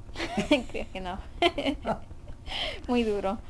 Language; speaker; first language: Spanish; early bilingual, heritage; Spanish